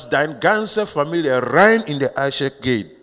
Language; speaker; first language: German; non-native, learner; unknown